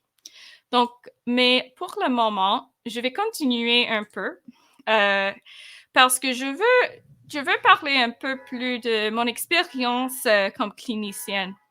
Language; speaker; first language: French; non-native, fluent; English